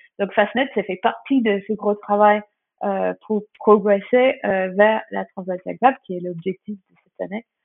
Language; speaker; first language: French; non-native, fluent; English